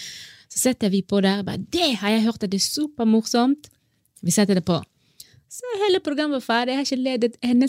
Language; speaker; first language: Norwegian; non-native, fluent; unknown